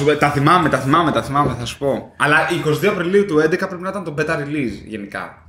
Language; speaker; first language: Greek; native; Greek